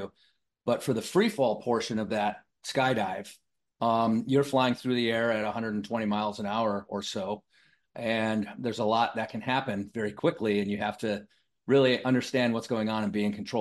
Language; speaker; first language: English; native; English